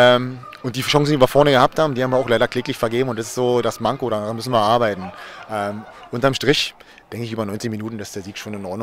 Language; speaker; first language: German; native; German